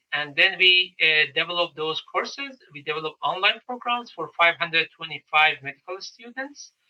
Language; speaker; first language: English; non-native, fluent; Persian